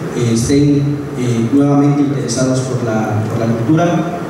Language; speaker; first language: Spanish; non-native, local second language; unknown